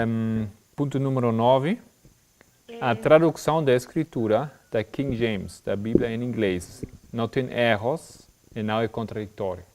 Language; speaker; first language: Portuguese; non-native, fluent; German